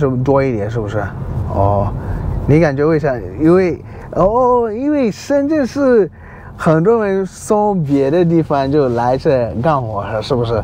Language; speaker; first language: Chinese; non-native, learner; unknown